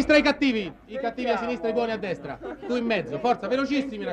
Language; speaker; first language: Italian; native; Italian